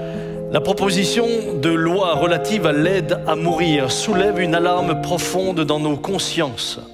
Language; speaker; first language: French; native; French